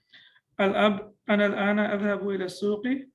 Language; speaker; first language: Arabic; non-native, fluent; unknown